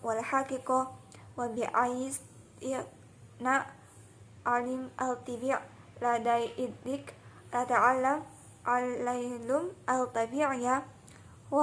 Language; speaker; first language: Arabic; non-native, learner; Indonesian